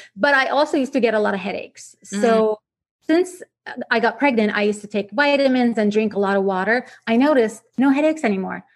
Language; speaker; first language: English; non-native, fluent; Arabic